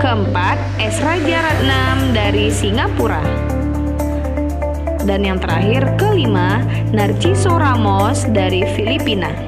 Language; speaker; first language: Indonesian; native; Indonesian